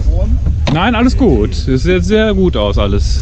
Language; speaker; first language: German; native; German